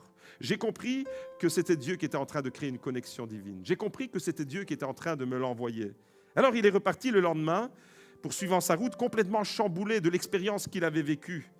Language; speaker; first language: French; native; French